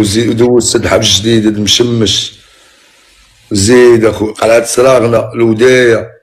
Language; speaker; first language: Arabic; native; Arabic